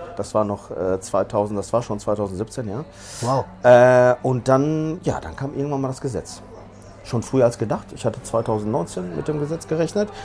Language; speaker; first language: German; early bilingual, other home language; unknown